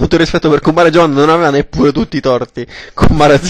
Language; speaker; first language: Italian; native; Italian